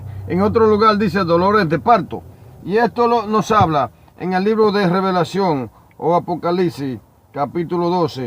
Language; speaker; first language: Spanish; native; Spanish